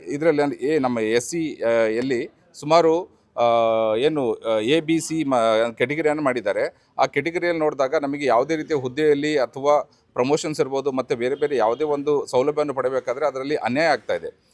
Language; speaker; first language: Kannada; non-native, local second language; Lambadi